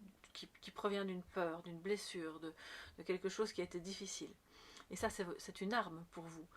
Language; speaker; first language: French; native; French